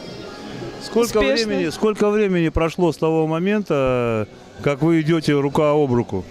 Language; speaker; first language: Russian; native; Russian